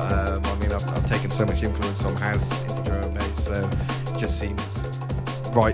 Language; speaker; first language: English; native; English